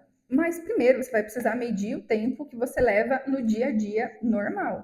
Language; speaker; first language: Portuguese; native; Portuguese